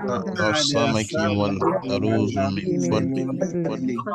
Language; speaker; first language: Arabic; non-native, learner; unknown